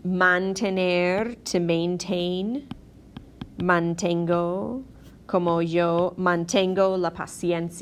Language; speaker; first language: Spanish; non-native, fluent; English